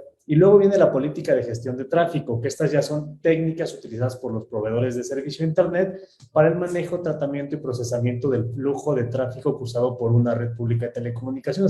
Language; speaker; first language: Spanish; native; Spanish